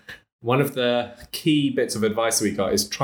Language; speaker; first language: English; native; English